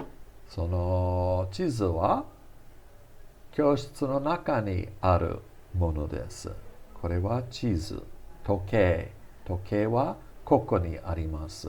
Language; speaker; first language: Japanese; non-native, fluent; English